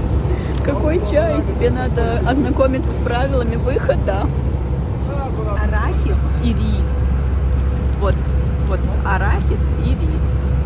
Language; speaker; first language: Russian; native; Russian